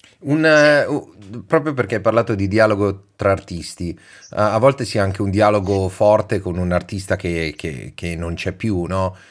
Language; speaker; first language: Italian; native; Italian